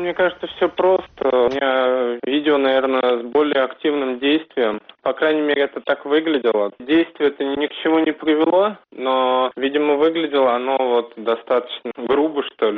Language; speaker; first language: Russian; native; Russian